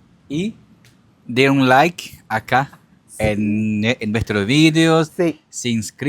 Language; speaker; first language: Spanish; non-native, learner; Portuguese